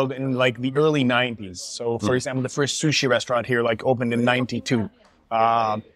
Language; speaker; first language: English; non-native, fluent; Hebrew